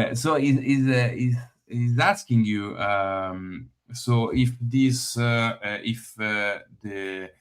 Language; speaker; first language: English; non-native, fluent; Italian